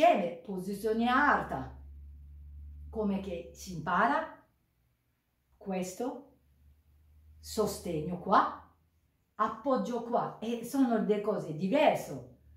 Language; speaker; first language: Italian; non-native, learner; Japanese